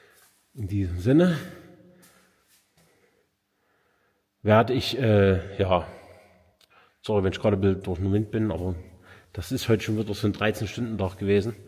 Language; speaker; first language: German; native; German